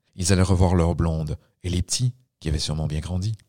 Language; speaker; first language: French; native; French